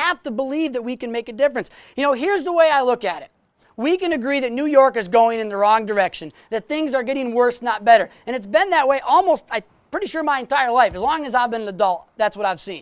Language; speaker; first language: English; native; English